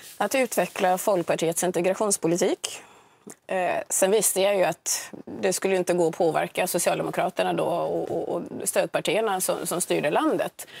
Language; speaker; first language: Swedish; early bilingual, other home language; Swahili